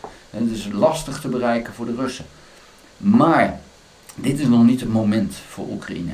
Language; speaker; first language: Dutch; native; Dutch